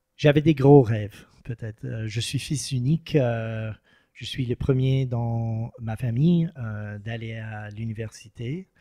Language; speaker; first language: French; non-native, local second language; English